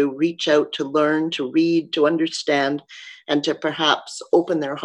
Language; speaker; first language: English; native; English